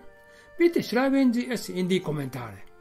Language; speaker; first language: German; non-native, fluent; Japanese